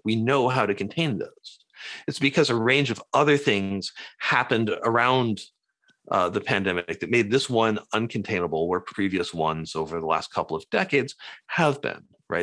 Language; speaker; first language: English; native; English